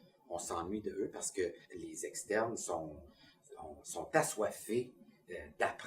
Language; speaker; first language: French; native; French